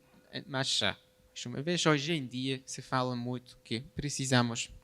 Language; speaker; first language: Portuguese; non-native, fluent; Polish